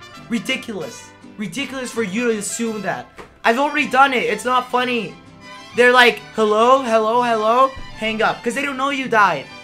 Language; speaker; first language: English; native; English